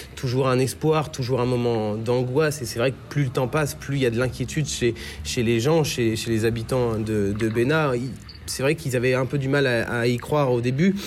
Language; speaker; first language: French; native; French